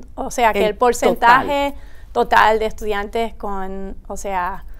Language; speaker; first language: Spanish; early bilingual, heritage; Spanish